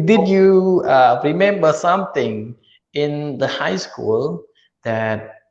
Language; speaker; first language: English; non-native, learner; Khmer